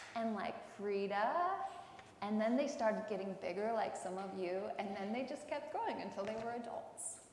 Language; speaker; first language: English; native; English